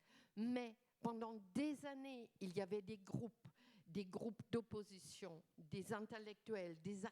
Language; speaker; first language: French; non-native, fluent; German